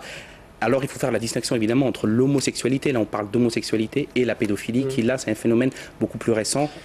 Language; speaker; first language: French; native; French